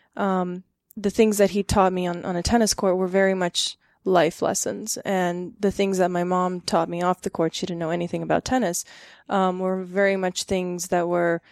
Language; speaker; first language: English; early bilingual, other home language; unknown